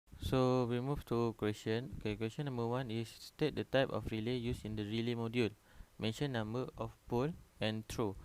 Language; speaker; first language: English; non-native, local second language; Malay